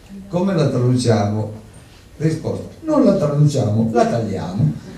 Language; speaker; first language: Italian; native; Italian